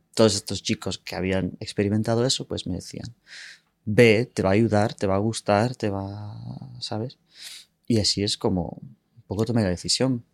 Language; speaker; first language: Spanish; non-native, fluent; English